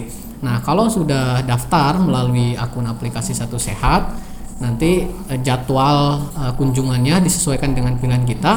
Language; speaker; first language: Indonesian; native; Indonesian